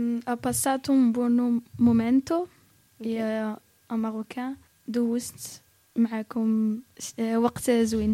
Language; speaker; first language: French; early bilingual, other home language; Arabic